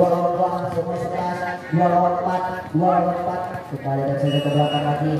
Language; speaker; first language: Malay; native; Malay